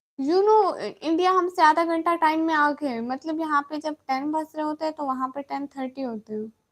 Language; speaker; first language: Urdu; non-native, local second language; Punjabi